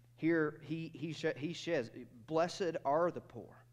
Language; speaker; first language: English; native; English